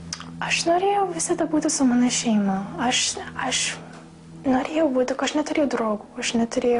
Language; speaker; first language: Lithuanian; early bilingual, heritage; English